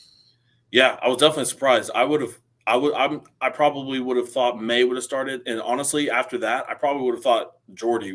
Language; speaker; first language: English; native; English